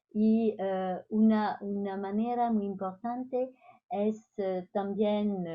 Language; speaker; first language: Spanish; non-native, learner; French